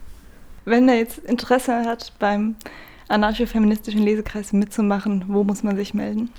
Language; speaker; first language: German; native; German